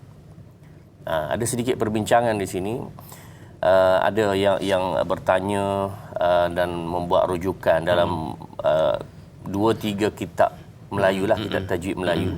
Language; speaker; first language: Malay; native; Malay